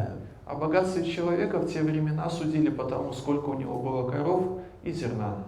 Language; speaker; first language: Russian; native; Russian